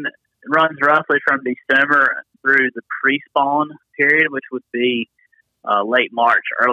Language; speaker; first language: English; native; English